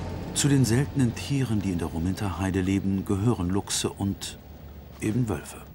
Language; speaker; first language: German; native; German